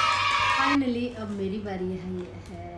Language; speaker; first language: Hindi; native; Hindi